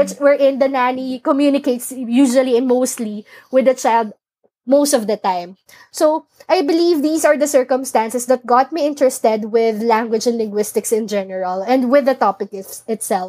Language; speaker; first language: English; non-native, local second language; Filipino